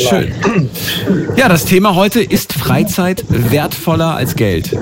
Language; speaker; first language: German; native; German